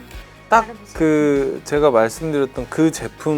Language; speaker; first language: Korean; native; Korean